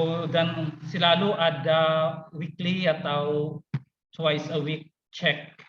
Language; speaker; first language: Indonesian; non-native, fluent; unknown